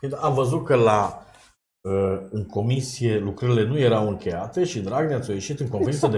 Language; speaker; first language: Romanian; native; Romanian